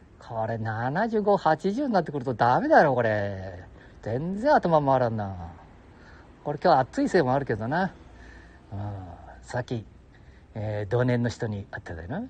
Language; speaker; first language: Japanese; native; Japanese